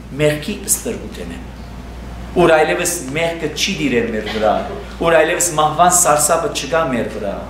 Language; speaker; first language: Armenian; early bilingual, heritage; Armenian